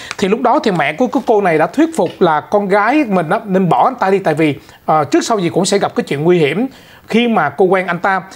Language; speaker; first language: Vietnamese; early bilingual, heritage; Vietnamese